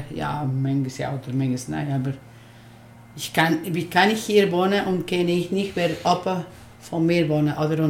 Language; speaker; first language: German; non-native, learner; Spanish